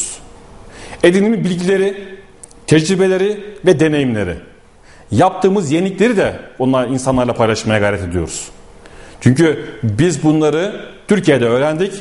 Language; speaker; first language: Turkish; native; Turkish